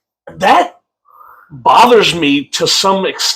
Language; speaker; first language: English; native; English